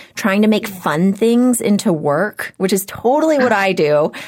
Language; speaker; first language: English; native; English